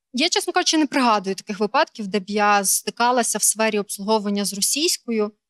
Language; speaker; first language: Ukrainian; native; Ukrainian